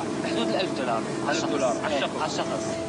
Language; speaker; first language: Arabic; native; Arabic